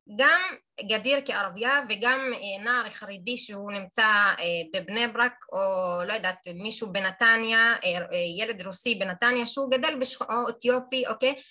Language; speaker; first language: Hebrew; non-native, local second language; Arabic